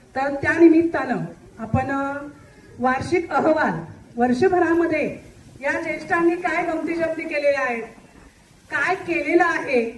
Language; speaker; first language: Marathi; native; Marathi